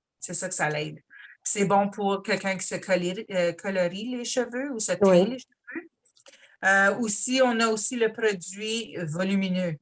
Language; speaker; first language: French; native; French